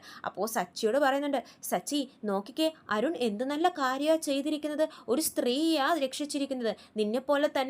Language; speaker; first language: Malayalam; native; Malayalam